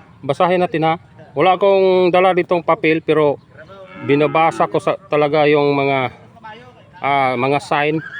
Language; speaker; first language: Filipino; non-native, local second language; Hiligaynon